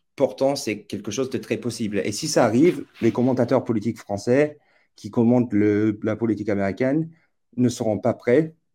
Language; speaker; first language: French; non-native, fluent; English